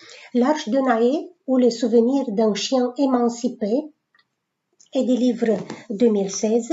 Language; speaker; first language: French; non-native, fluent; Romanian